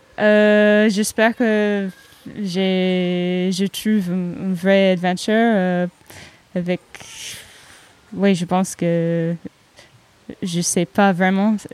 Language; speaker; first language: French; non-native, learner; English